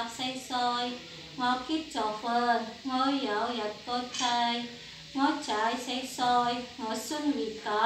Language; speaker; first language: Cantonese; non-native, learner; Indonesian